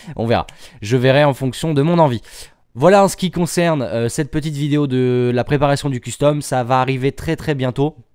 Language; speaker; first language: French; native; French